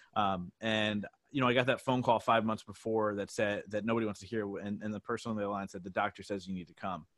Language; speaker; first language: English; native; English